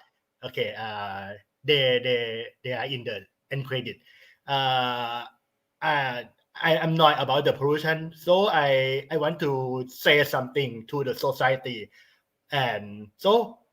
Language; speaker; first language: English; non-native, learner; Thai